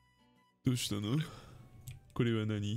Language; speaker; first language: Japanese; non-native, learner; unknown